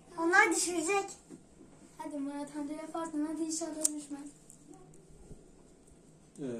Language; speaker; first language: Turkish; native; Turkish